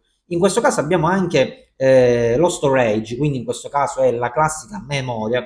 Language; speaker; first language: Italian; native; Italian